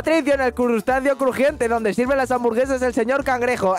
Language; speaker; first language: Spanish; native; Spanish